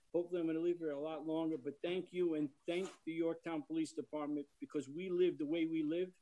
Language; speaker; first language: English; native; English